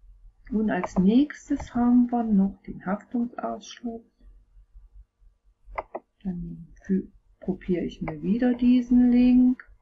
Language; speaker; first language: German; native; German